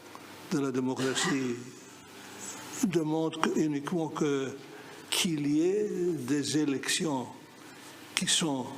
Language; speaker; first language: French; non-native, fluent; Greek